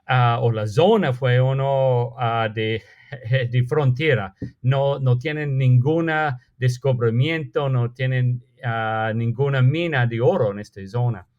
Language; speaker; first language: Spanish; non-native, fluent; English